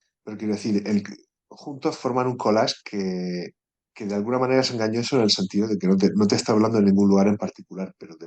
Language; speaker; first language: Spanish; native; Spanish